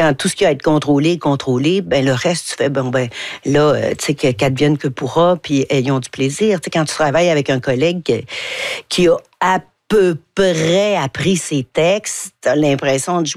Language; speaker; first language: French; native; French